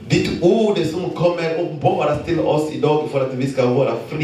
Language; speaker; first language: Swedish; non-native, fluent; Lingala